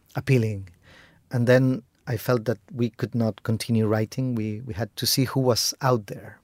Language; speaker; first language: English; non-native, fluent; Spanish